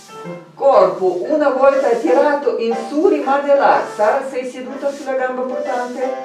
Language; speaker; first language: Italian; non-native, fluent; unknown